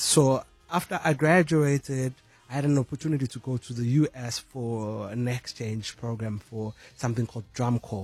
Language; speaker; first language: English; non-native, local second language; Zulu